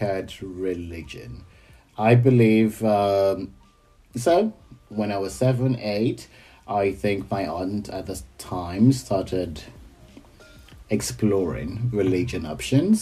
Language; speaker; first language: English; non-native, local second language; Yoruba